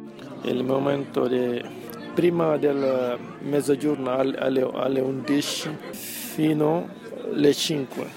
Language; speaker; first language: Italian; non-native, fluent; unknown